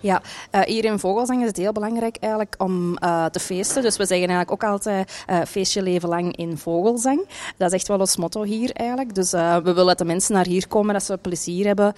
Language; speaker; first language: Dutch; native; Dutch